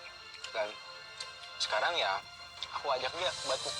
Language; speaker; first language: Indonesian; native; Indonesian